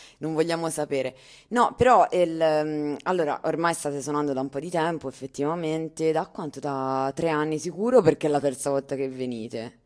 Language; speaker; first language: Italian; native; Italian